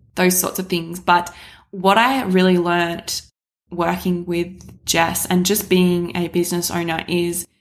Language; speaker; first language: English; native; English